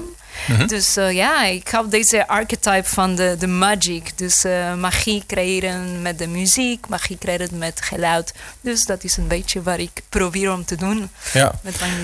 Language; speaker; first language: Dutch; non-native, learner; Spanish